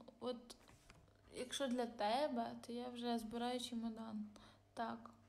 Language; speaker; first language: Ukrainian; non-native, local second language; Russian